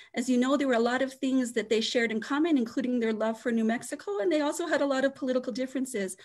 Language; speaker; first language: English; native; English